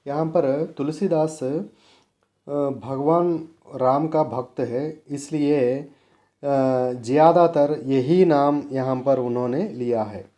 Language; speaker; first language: Hindi; non-native, local second language; Telugu